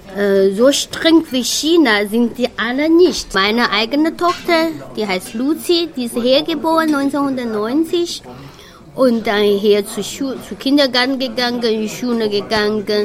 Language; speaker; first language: German; non-native, learner; Chinese